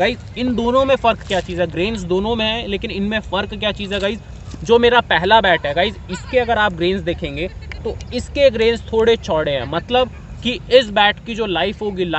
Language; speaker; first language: Hindi; native; Hindi